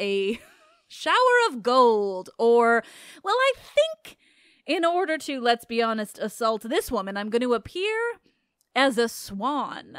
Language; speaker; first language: English; native; English